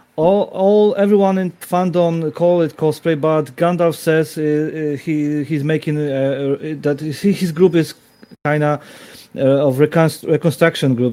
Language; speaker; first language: English; non-native, learner; Polish